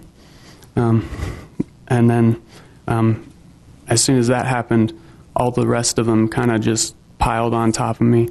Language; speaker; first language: English; native; English